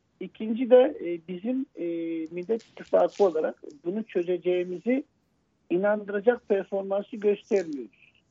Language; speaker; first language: Turkish; native; Turkish